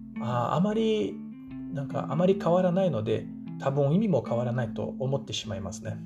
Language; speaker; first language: Japanese; non-native, fluent; Portuguese